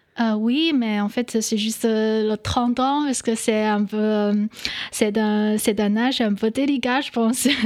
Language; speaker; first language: French; non-native, fluent; Chinese